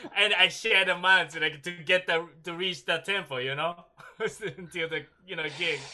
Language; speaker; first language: English; non-native, learner; Japanese